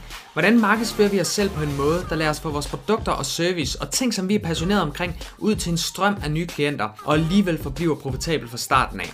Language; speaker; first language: Danish; native; Danish